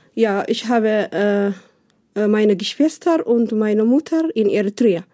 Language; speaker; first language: German; non-native, learner; Tigrinya